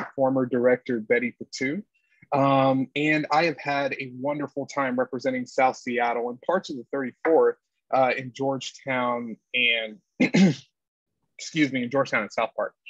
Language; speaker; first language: English; native; English